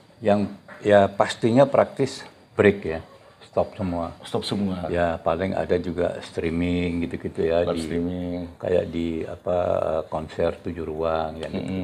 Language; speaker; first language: Indonesian; native; Indonesian